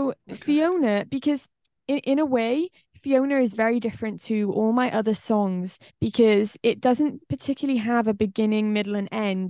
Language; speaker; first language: English; native; English